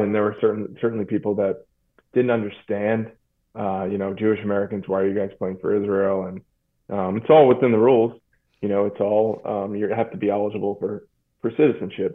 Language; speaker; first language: English; native; English